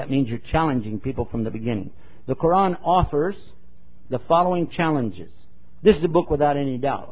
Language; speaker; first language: English; native; English